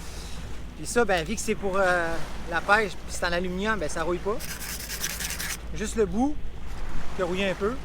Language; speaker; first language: French; native; French